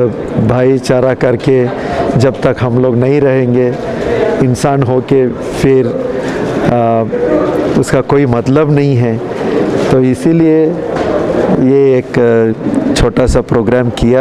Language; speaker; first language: Hindi; non-native, local second language; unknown